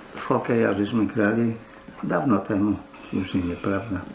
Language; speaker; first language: Polish; native; Polish